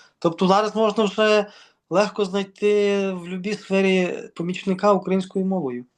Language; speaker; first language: Ukrainian; native; Ukrainian